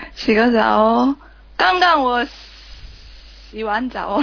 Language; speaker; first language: Chinese; non-native, learner; Korean